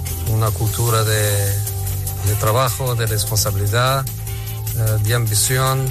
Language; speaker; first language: Spanish; non-native, fluent; Portuguese